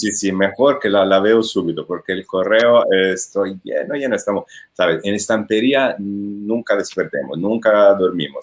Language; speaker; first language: Spanish; non-native, fluent; Italian